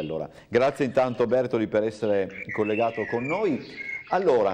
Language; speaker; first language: Italian; native; Italian